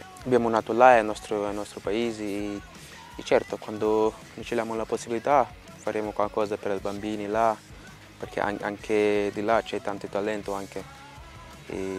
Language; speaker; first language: Italian; non-native, fluent; Portuguese